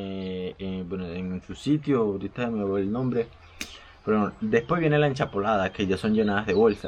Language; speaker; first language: Spanish; native; Spanish